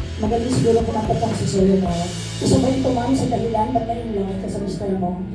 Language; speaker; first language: Filipino; non-native, local second language; Iloko